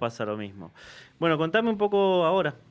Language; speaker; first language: Spanish; native; Spanish